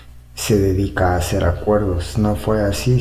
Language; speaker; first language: Spanish; native; Spanish